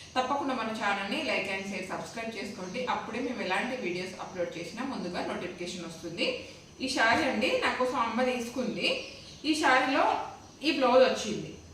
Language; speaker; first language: Telugu; native; Telugu